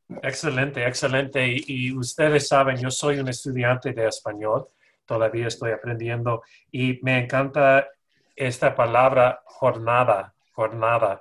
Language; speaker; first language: Spanish; non-native, learner; English